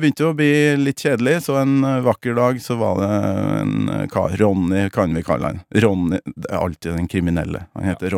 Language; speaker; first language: Norwegian; native; Norwegian